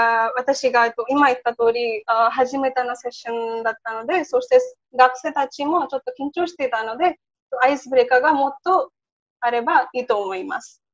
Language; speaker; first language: Japanese; non-native, learner; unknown